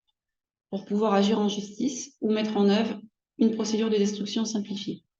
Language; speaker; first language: French; native; French